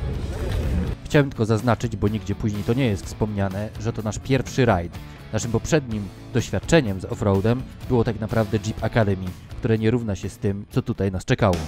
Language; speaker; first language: Polish; native; Polish